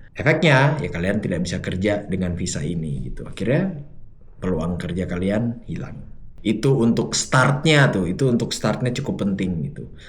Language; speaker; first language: Indonesian; native; Indonesian